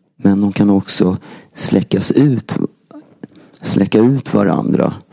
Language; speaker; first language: Swedish; native; Swedish